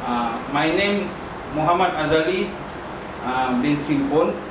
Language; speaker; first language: English; non-native, learner; Malay